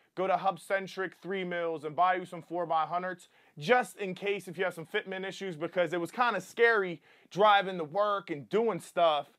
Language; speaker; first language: English; native; English